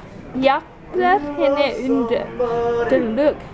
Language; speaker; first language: Swedish; non-native, learner; English